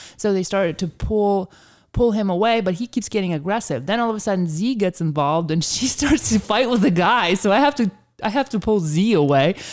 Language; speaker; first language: English; early bilingual, other home language; Ukrainian